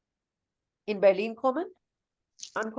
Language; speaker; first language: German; non-native, fluent; Urdu